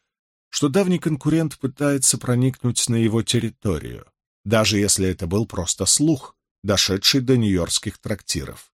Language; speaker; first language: Russian; native; Russian